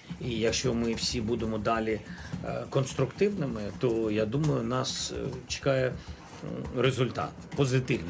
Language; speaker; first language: Ukrainian; non-native, local second language; Russian